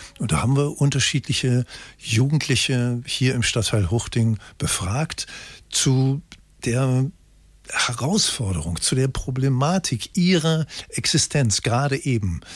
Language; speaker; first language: German; native; German